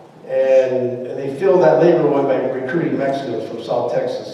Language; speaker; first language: English; early bilingual, other home language; Spanish